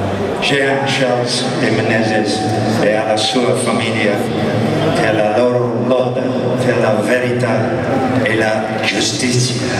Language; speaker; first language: Italian; non-native, learner; English